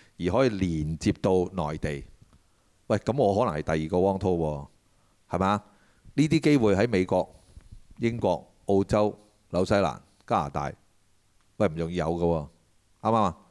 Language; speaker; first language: Cantonese; native; Cantonese